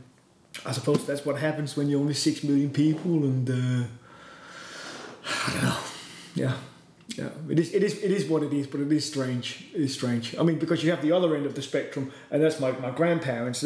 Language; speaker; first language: English; non-native, fluent; Danish